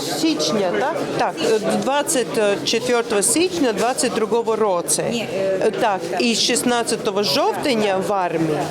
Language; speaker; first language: Ukrainian; non-native, learner; Latvian